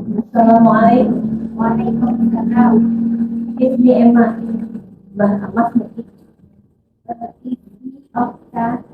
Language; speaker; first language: Arabic; non-native, learner; Indonesian